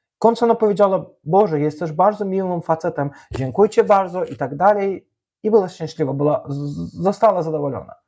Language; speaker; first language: Polish; non-native, fluent; Azerbaijani